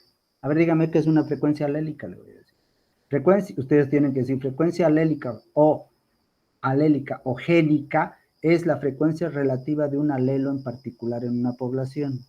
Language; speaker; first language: Spanish; native; Spanish